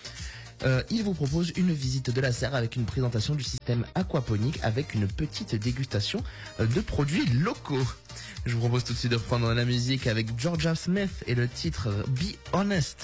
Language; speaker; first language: French; native; French